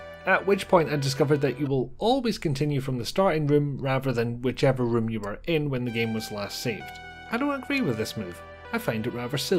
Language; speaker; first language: English; native; English